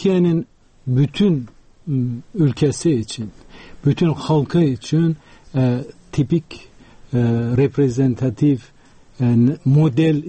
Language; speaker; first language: Turkish; non-native, fluent; Uzbek